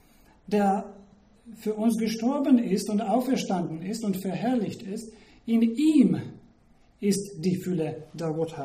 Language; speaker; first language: German; non-native, fluent; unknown